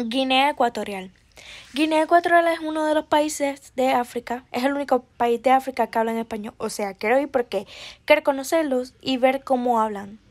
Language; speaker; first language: Spanish; early bilingual, heritage; Spanish